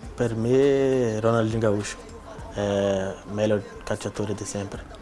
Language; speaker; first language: Italian; non-native, learner; Portuguese